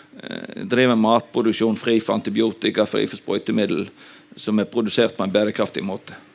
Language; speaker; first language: Norwegian; native; Norwegian